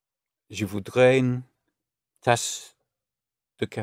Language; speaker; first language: French; non-native, learner; English